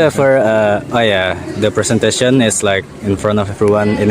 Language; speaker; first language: English; non-native, learner; Indonesian